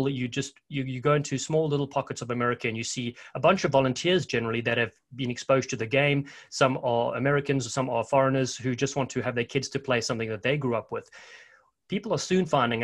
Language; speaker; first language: English; native; English